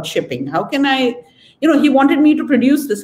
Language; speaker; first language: English; non-native, local second language; Urdu